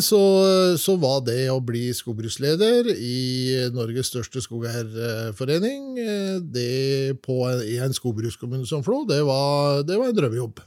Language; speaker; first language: Norwegian; native; Norwegian